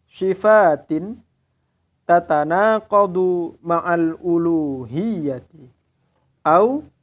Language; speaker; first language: Arabic; non-native, fluent; Indonesian